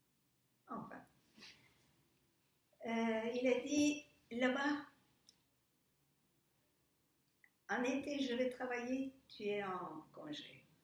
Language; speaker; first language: French; non-native, fluent; Turkish